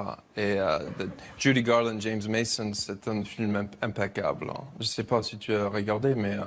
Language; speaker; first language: French; non-native, fluent; English